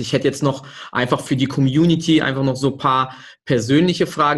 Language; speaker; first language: German; native; German